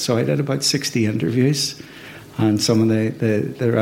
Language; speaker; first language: English; native; English